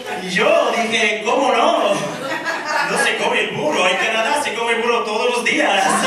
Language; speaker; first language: Spanish; non-native, fluent; English